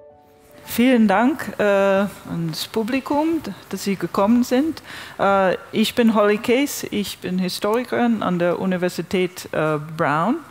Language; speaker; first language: German; non-native, fluent; English